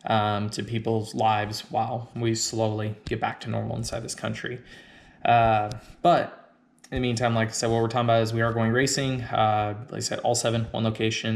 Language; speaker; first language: English; native; English